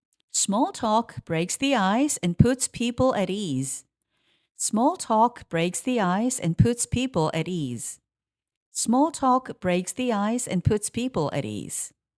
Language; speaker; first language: English; non-native, fluent; Korean